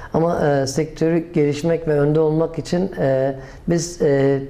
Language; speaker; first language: Turkish; native; Turkish